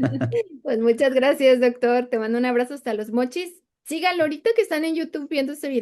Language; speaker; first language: Spanish; native; Spanish